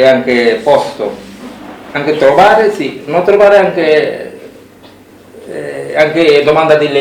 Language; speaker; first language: Italian; non-native, learner; Bangla